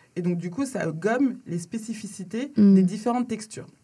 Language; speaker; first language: French; early bilingual, other home language; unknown